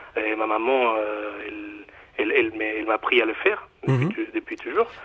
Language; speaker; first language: French; non-native, fluent; Spanish